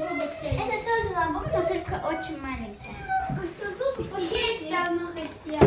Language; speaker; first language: Russian; non-native, local second language; Azerbaijani